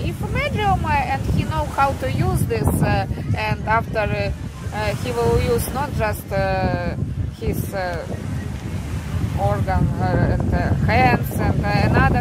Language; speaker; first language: English; non-native, learner; Russian